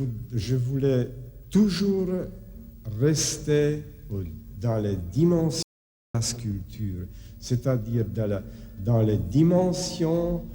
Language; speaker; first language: French; non-native, fluent; Czech